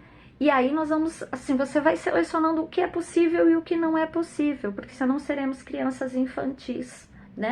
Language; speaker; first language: Portuguese; native; Portuguese